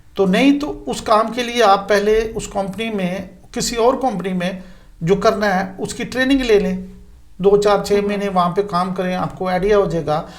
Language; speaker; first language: Urdu; non-native, local second language; Punjabi